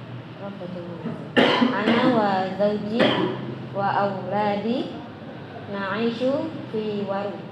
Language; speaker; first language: Arabic; non-native, learner; Indonesian